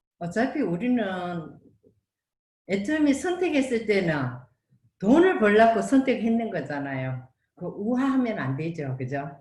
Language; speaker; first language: Korean; native; Korean